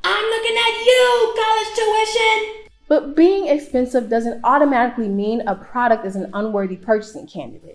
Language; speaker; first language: English; native; English